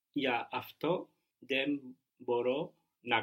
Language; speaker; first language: Greek; non-native, learner; English